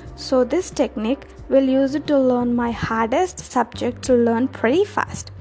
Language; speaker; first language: English; non-native, local second language; Telugu